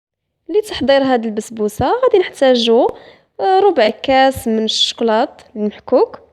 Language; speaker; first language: Arabic; native; Arabic